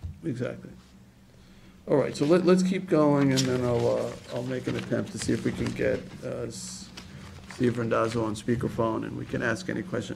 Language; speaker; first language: English; native; English